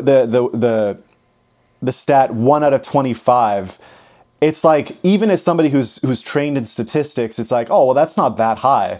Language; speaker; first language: English; native; English